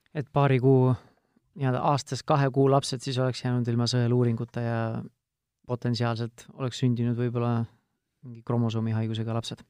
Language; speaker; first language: Estonian; native; Estonian